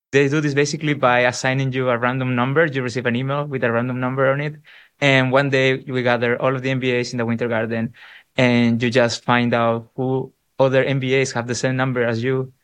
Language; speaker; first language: English; non-native, fluent; Spanish